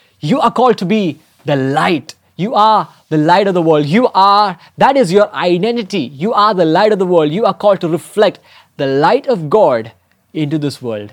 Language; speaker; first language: English; non-native, local second language; Malayalam